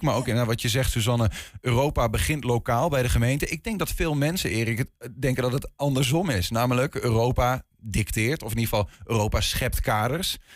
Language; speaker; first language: Dutch; native; Dutch